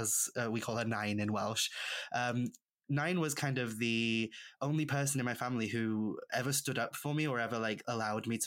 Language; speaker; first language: English; non-native, local second language; Welsh